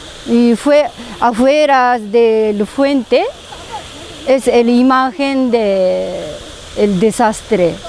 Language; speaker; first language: Spanish; non-native, learner; Japanese